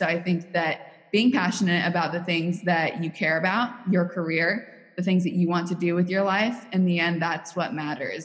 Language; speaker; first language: English; native; English